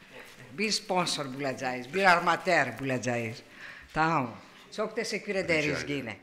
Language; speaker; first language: Turkish; non-native, fluent; Greek